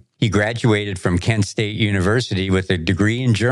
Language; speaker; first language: English; native; English